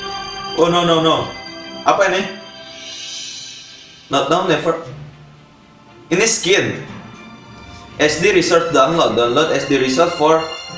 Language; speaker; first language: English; non-native, learner; Indonesian